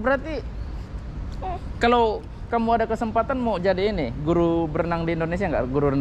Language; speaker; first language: Indonesian; native; Indonesian